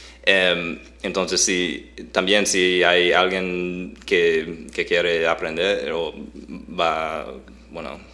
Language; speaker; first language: Spanish; non-native, fluent; English